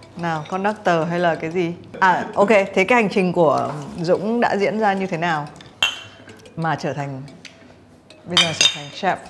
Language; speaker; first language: Vietnamese; native; Vietnamese